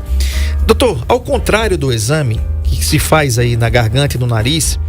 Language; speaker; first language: Portuguese; native; Portuguese